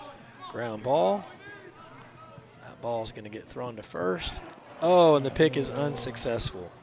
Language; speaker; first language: English; native; English